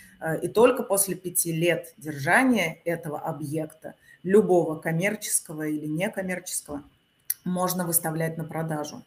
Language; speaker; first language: Russian; native; Russian